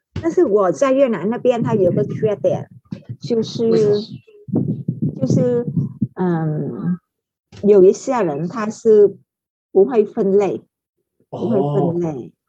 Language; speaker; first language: Chinese; non-native, fluent; Vietnamese